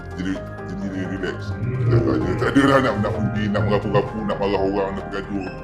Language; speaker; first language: Malay; native; Malay